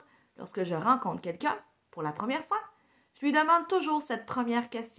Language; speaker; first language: French; native; French